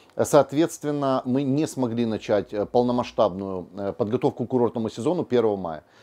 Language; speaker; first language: Russian; native; Russian